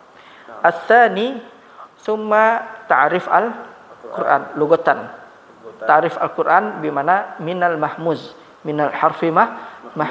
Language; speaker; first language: Arabic; non-native, fluent; Malay